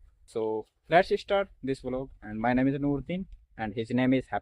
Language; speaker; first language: English; non-native, learner; Hindi